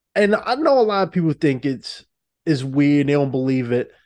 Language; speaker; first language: English; native; English